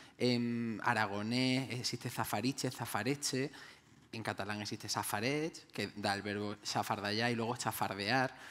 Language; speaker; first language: Spanish; non-native, local second language; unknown